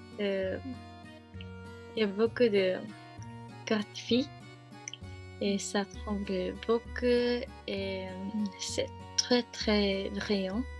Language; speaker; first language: French; non-native, learner; Japanese